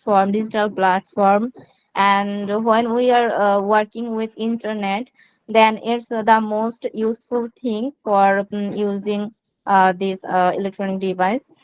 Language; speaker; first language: English; non-native, learner; Bangla